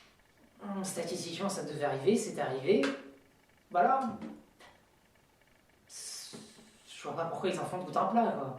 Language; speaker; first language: French; native; French